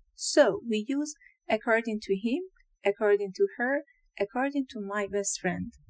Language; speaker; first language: English; non-native, fluent; Persian